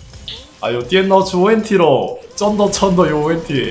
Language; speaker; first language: Chinese; non-native, fluent; Korean